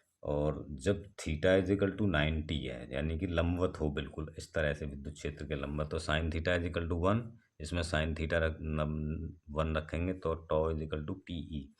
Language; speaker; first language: Hindi; native; Hindi